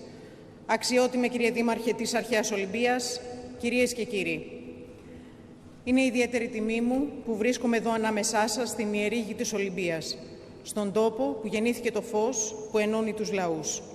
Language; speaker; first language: Greek; native; Greek